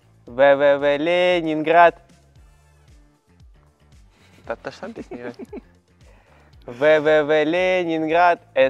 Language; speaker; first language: Russian; native; Russian